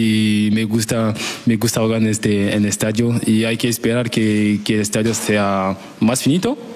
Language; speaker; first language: Spanish; non-native, learner; French